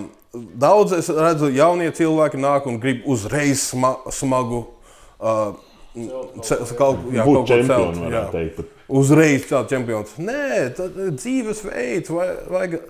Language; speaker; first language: Latvian; early bilingual, heritage; English